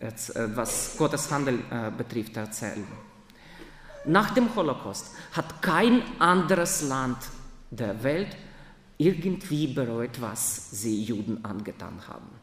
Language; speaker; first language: German; non-native, fluent; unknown